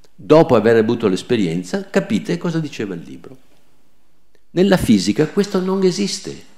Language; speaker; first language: Italian; non-native, local second language; Venetian